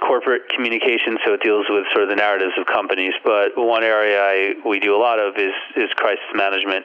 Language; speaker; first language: English; native; English